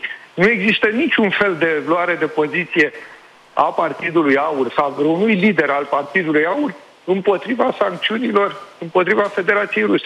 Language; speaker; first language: Romanian; native; Romanian